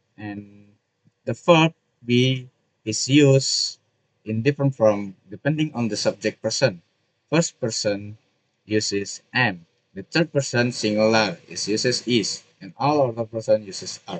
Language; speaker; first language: English; non-native, learner; Indonesian